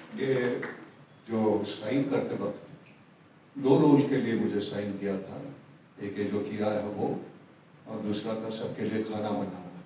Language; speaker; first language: Hindi; non-native, local second language; Marathi